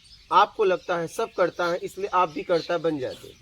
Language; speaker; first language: Hindi; native; Hindi